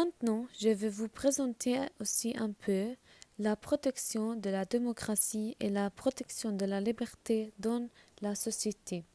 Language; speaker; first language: French; non-native, learner; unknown